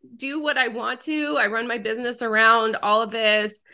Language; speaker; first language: English; early bilingual, other home language; French